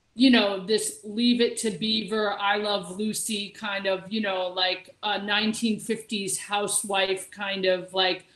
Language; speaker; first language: English; native; English